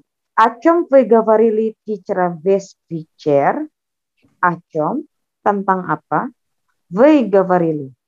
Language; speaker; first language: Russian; non-native, fluent; Indonesian